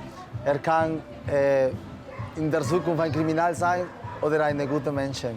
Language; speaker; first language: German; non-native, fluent; Spanish